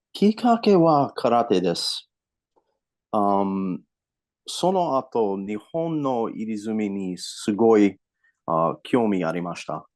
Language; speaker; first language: Japanese; non-native, learner; English